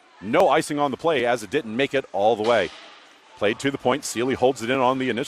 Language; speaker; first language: English; native; English